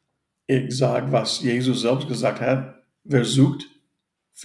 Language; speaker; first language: German; non-native, fluent; English